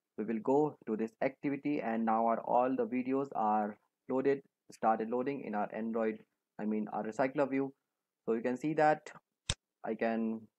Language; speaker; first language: English; non-native, local second language; Hindi